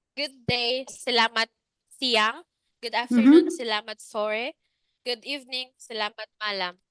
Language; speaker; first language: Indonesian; non-native, learner; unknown